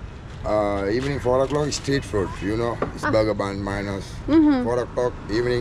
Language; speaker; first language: English; non-native, learner; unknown